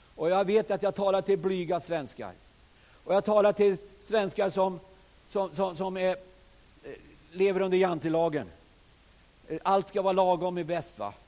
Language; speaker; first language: Swedish; native; Swedish